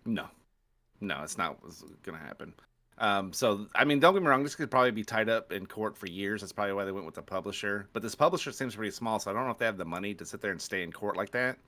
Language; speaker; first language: English; native; English